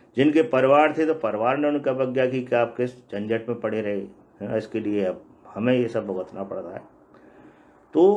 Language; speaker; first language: Hindi; native; Hindi